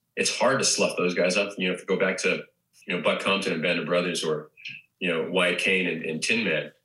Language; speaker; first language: English; native; English